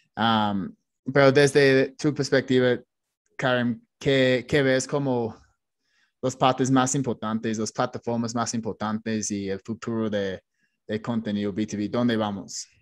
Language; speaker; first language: Spanish; non-native, fluent; English